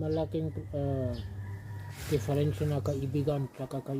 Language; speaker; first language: Filipino; non-native, learner; German